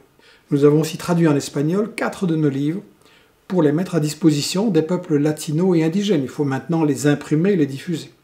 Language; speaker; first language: French; native; French